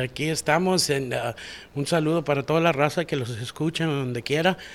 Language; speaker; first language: Spanish; early bilingual, heritage; Spanish